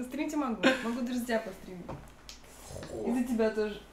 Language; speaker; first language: Russian; native; Russian